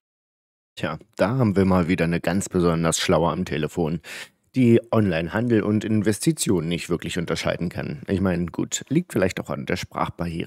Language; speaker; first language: German; native; German